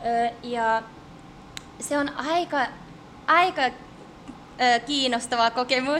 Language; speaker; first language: Finnish; early bilingual, heritage; English